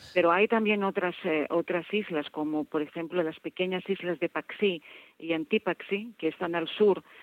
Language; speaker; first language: Spanish; non-native, fluent; Greek